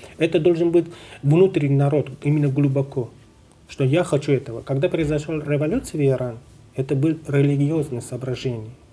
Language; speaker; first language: Russian; non-native, fluent; Persian